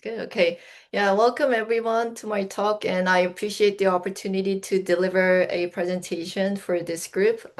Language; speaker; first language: English; non-native, fluent; Korean